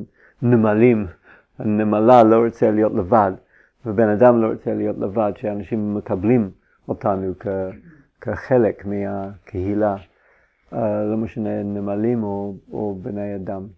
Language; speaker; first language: Hebrew; non-native, fluent; English